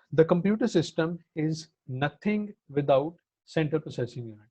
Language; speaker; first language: English; non-native, local second language; Punjabi